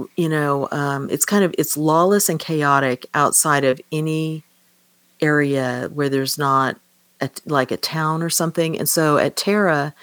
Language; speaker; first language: English; native; English